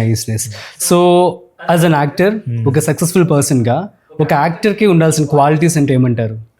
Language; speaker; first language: Telugu; native; Telugu